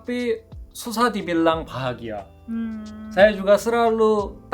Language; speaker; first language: Indonesian; non-native, fluent; Korean